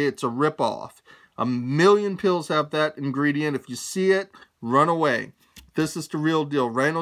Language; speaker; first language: English; native; English